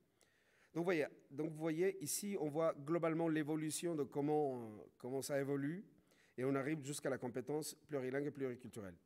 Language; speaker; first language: French; non-native, fluent; Spanish